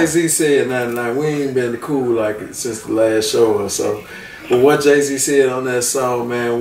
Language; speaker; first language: English; native; English